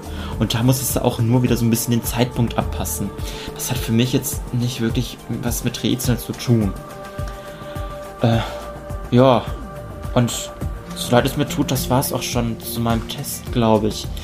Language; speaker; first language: German; native; German